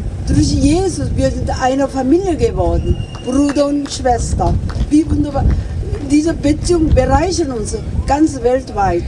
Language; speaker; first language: German; non-native, fluent; Korean